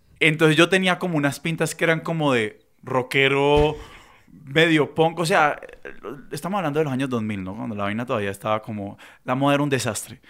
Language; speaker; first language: Spanish; native; Spanish